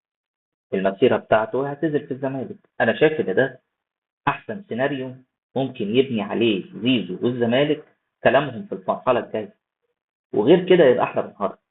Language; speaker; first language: Arabic; native; Arabic